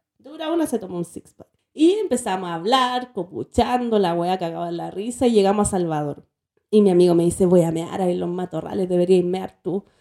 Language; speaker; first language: Spanish; native; Spanish